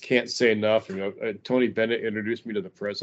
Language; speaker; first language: English; native; English